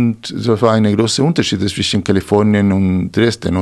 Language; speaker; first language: German; non-native, fluent; Spanish